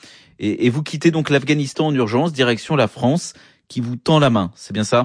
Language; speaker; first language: French; native; French